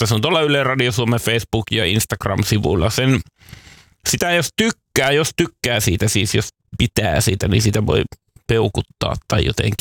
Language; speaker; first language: Finnish; native; Finnish